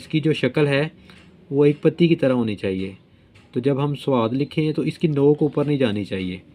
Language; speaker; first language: Urdu; non-native, local second language; Punjabi